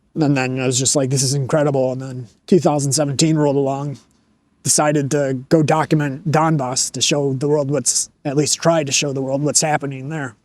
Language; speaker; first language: English; native; English